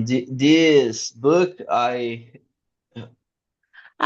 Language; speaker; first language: English; non-native, learner; Portuguese